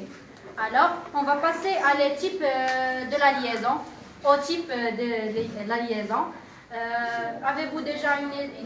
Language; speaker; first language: French; non-native, learner; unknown